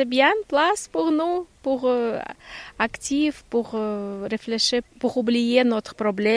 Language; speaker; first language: French; non-native, learner; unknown